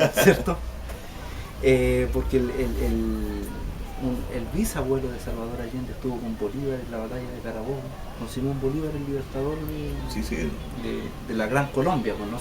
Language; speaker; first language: Spanish; native; Spanish